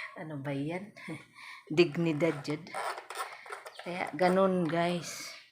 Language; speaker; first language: Filipino; non-native, local second language; Cebuano